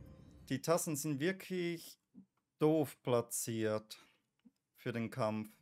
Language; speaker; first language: German; native; German